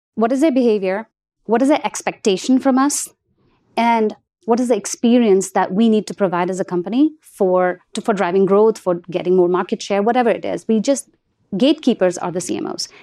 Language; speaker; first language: English; non-native, local second language; Hindi